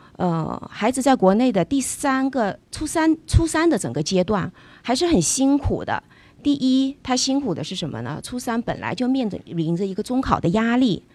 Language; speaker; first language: Chinese; native; Chinese